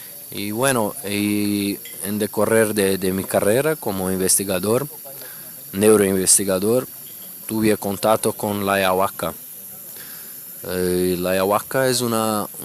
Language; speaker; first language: Spanish; non-native, fluent; Portuguese